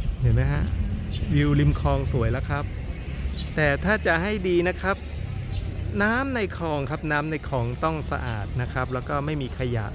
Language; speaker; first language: Thai; native; Thai